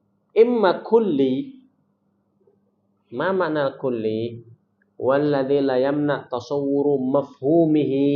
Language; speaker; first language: Arabic; non-native, fluent; Indonesian